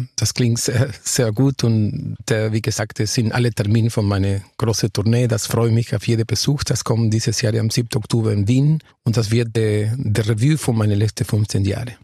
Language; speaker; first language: German; non-native, learner; Spanish